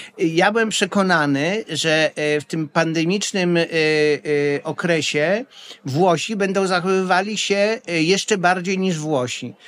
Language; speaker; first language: Polish; native; Polish